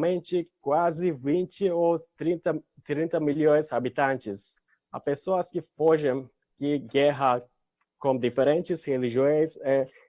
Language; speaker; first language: Portuguese; non-native, learner; Turkish